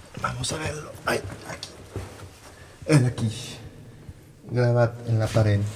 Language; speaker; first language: Spanish; non-native, learner; French